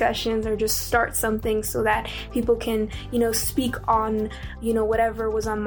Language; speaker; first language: English; native; English